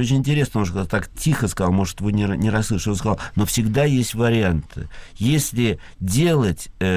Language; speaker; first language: Russian; native; Russian